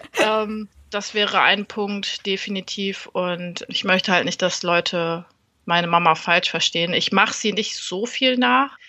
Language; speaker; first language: German; early bilingual, other home language; Vietnamese